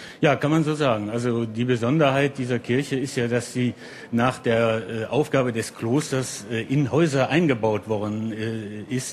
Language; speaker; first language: German; native; German